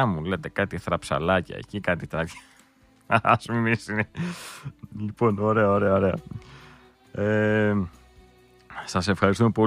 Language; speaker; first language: Greek; native; Greek